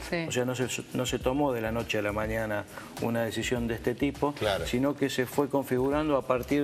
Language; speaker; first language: Spanish; native; Spanish